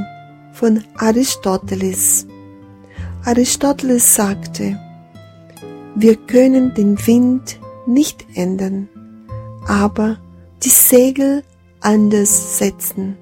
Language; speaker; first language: German; non-native, fluent; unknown